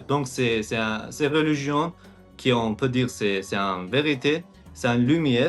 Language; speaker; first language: French; non-native, learner; Azerbaijani